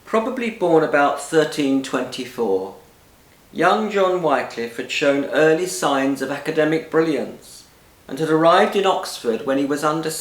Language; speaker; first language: English; native; English